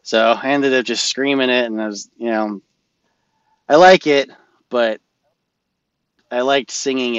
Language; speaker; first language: English; native; English